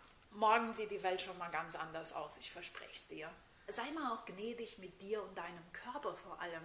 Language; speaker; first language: German; native; German